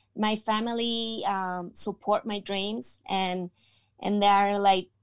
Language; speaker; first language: English; non-native, fluent; Spanish